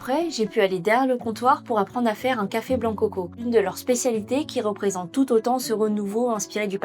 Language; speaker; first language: French; native; French